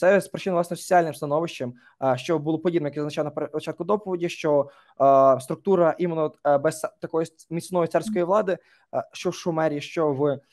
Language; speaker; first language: Ukrainian; native; Ukrainian